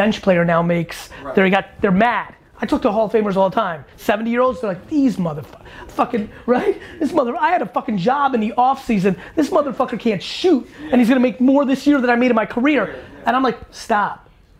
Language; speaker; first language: English; native; English